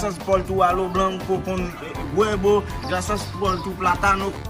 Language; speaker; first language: Spanish; non-native, learner; Haitian Creole